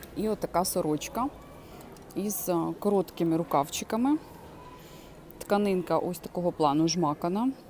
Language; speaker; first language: Ukrainian; non-native, local second language; Russian